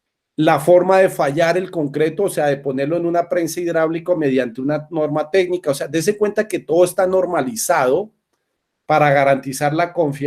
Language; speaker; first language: Spanish; native; Spanish